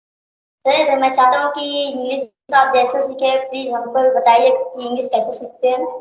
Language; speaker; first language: Hindi; native; Hindi